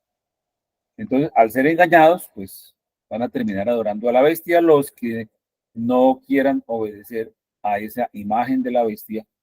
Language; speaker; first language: Spanish; native; Spanish